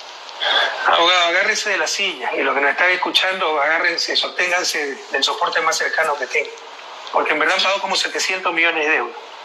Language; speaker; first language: Spanish; native; Spanish